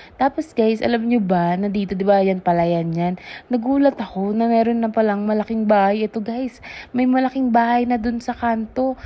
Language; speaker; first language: Filipino; native; Filipino